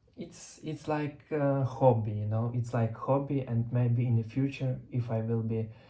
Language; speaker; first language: English; non-native, learner; Russian